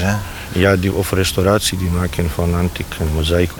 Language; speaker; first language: Dutch; non-native, learner; Bosnian